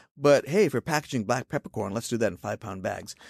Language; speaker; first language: English; non-native, local second language; Hindi